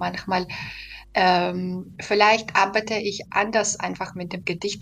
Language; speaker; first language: German; non-native, fluent; Belarusian